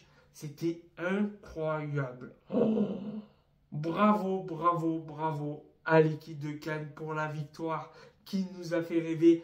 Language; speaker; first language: French; native; French